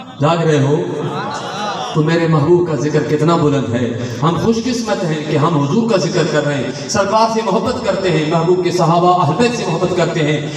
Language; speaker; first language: Urdu; non-native, local second language; Sindhi